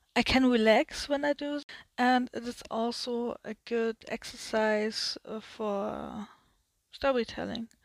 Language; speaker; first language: English; non-native, learner; German